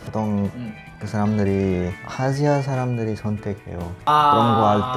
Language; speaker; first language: Korean; non-native, learner; Italian